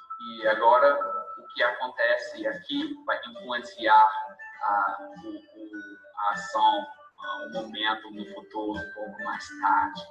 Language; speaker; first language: Portuguese; non-native, fluent; English